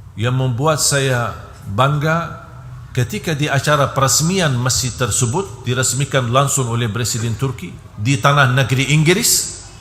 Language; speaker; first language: Indonesian; non-native, fluent; Arabic